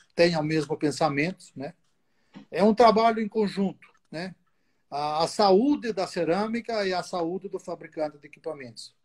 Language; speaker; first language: Portuguese; early bilingual, other home language; Italian